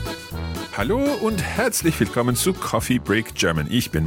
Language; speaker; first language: German; non-native, fluent; English